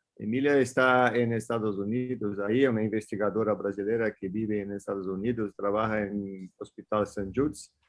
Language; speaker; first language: Spanish; non-native, fluent; Portuguese